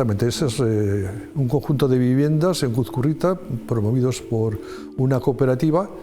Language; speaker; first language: Spanish; native; Spanish